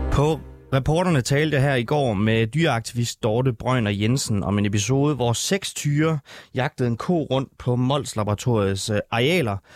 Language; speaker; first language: Danish; native; Danish